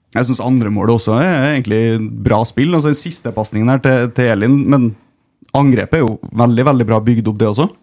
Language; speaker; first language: Norwegian; native; Norwegian